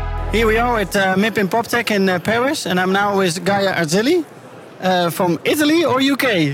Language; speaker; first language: English; non-native, fluent; Dutch